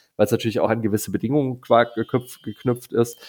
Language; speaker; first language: German; native; German